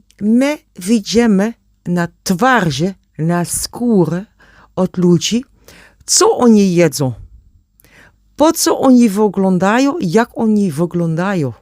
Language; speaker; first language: Polish; non-native, learner; German